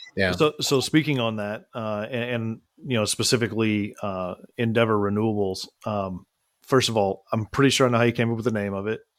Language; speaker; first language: English; native; English